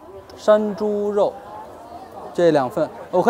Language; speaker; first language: Chinese; native; Chinese